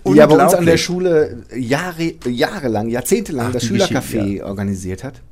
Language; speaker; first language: German; native; German